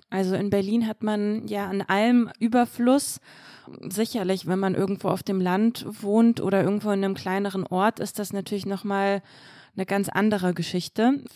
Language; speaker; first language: German; early bilingual, other home language; Russian